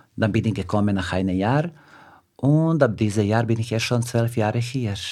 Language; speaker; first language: German; non-native, fluent; Serbian